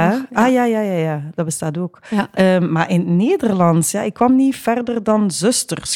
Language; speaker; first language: Dutch; native; Dutch